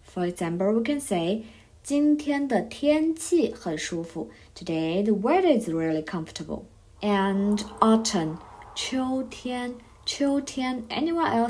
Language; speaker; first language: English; non-native, fluent; Chinese